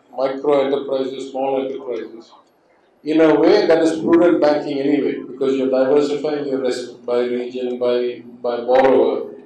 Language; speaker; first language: English; non-native, local second language; Tamil